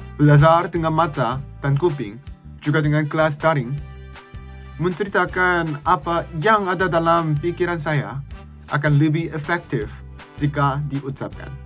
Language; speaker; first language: Indonesian; non-native, learner; Korean